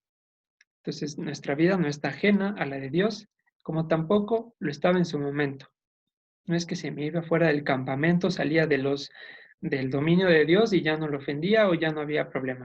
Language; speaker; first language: Spanish; native; Spanish